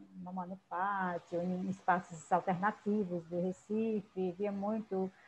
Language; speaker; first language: Portuguese; native; Portuguese